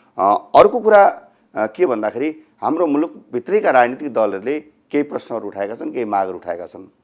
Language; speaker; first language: Nepali; native; Nepali